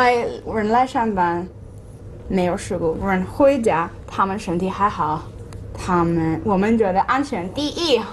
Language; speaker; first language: Chinese; non-native, fluent; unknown